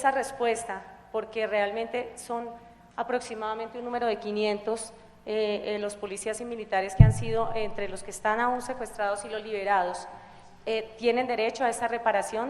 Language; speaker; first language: Spanish; native; Spanish